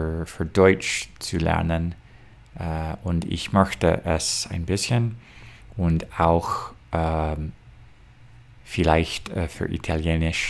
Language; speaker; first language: German; non-native, learner; English